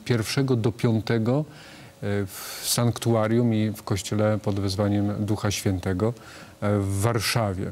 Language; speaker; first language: Polish; native; Polish